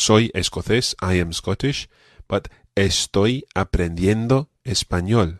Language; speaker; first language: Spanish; non-native, fluent; English